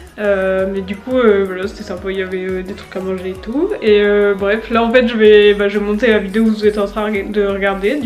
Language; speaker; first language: French; native; French